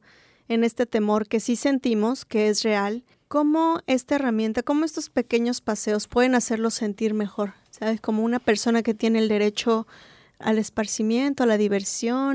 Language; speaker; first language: Spanish; native; Spanish